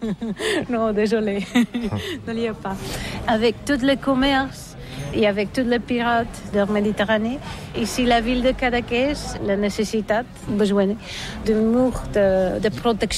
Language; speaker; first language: French; non-native, learner; Catalan